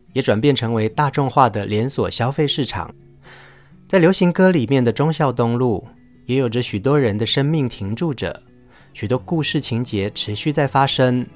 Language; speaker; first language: Chinese; native; Chinese